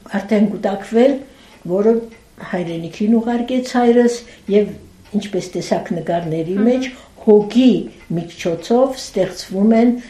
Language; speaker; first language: Armenian; early bilingual, heritage; Armenian